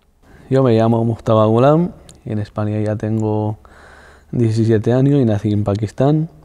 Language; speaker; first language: Spanish; non-native, fluent; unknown